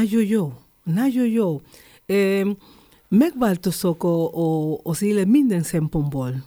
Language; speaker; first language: Hungarian; non-native, learner; Spanish